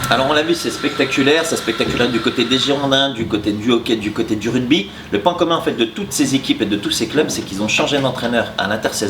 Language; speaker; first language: French; native; French